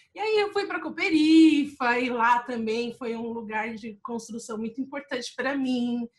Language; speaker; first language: Portuguese; native; Portuguese